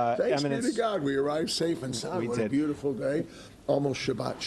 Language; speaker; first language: English; native; English